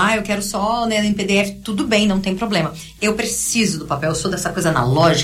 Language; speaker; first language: Portuguese; native; Portuguese